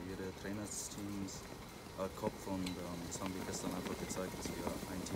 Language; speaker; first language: German; non-native, fluent; English